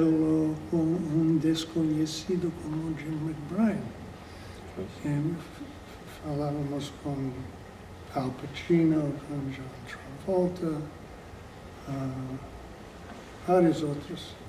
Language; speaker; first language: Portuguese; non-native, fluent; English